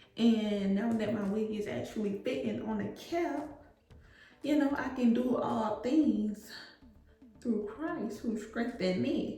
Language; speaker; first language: English; native; English